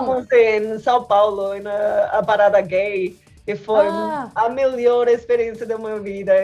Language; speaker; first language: Portuguese; non-native, learner; Spanish